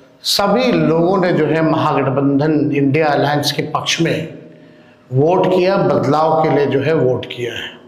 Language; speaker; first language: Hindi; native; Hindi